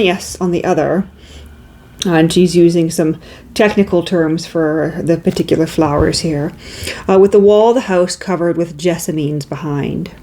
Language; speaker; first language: English; native; English